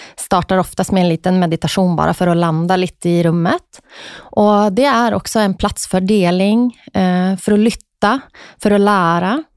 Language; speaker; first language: Swedish; native; Swedish